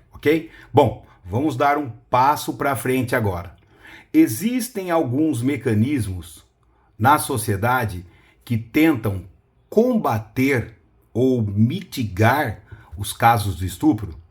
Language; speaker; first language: Portuguese; native; Portuguese